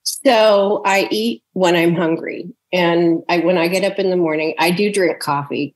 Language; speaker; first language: English; native; English